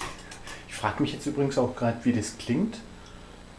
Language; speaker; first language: German; native; German